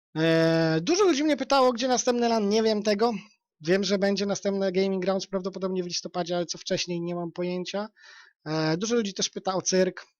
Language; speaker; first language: Polish; native; Polish